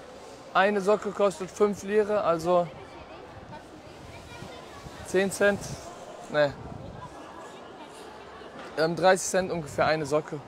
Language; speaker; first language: German; non-native, fluent; Turkish